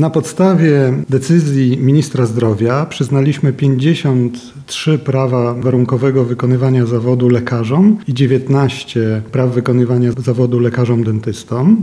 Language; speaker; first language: Polish; native; Polish